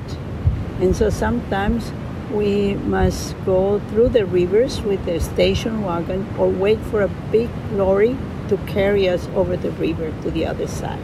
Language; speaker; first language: English; non-native, fluent; Spanish